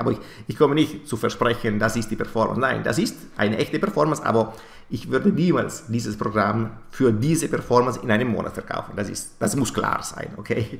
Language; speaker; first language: German; non-native, fluent; Italian